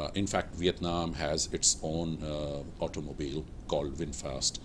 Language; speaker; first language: English; non-native, local second language; Urdu